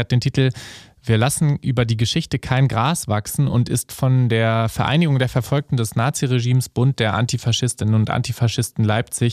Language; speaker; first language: German; native; German